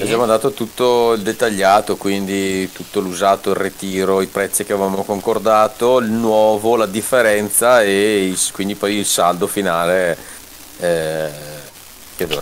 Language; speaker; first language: Italian; native; Italian